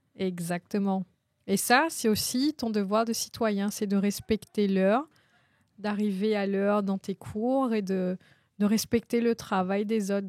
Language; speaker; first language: French; native; French